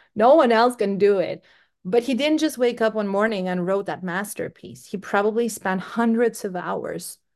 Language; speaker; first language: English; non-native, fluent; Greek